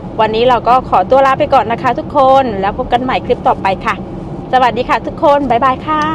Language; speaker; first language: Thai; native; Thai